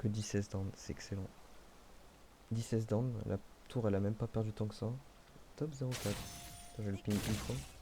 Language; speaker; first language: French; native; French